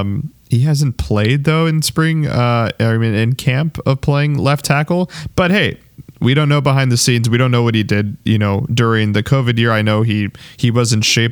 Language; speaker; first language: English; native; English